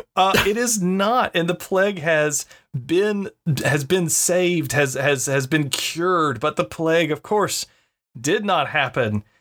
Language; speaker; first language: English; native; English